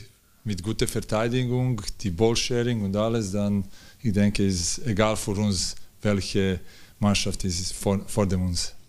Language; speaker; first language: German; non-native, learner; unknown